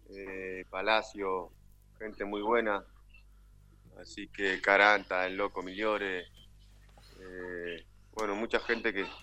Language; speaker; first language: Spanish; native; Spanish